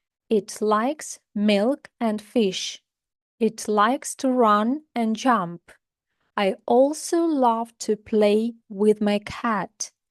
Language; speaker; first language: English; non-native, fluent; Ukrainian